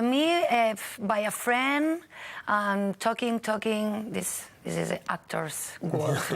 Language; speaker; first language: English; non-native, learner; Catalan